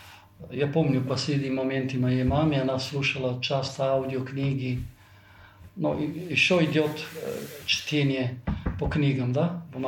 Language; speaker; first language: Russian; non-native, fluent; Italian